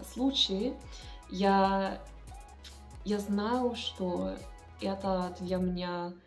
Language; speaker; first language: Russian; non-native, learner; English